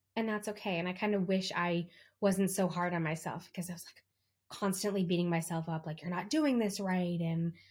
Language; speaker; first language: English; native; English